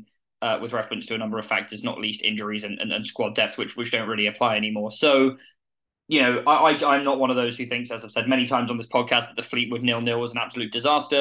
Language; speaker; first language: English; native; English